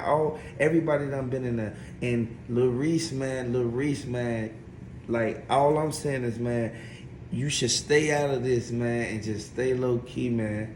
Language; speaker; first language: English; native; English